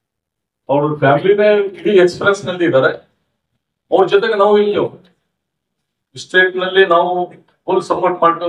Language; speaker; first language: Kannada; non-native, local second language; Urdu